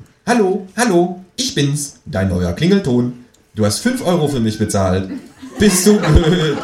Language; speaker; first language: German; native; German